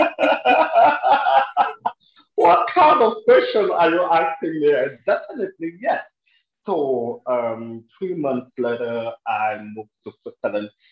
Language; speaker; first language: English; non-native, local second language; French